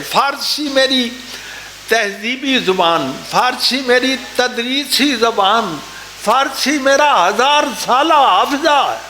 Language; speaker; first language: Urdu; non-native, local second language; Punjabi